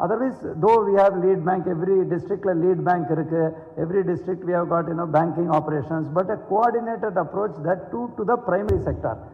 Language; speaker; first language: English; non-native, local second language; Tamil